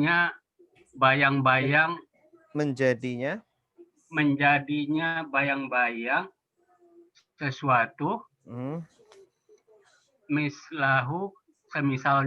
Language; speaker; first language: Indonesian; native; Indonesian